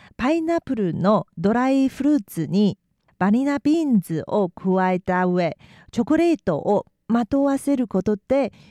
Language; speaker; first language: Japanese; non-native, fluent; Chinese